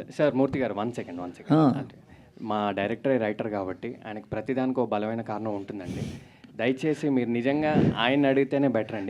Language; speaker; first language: Telugu; native; Telugu